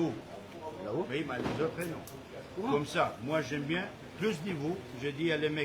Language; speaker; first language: French; non-native, learner; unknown